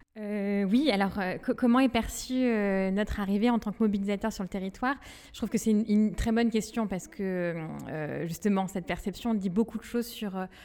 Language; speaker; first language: French; non-native, local second language; Malagasy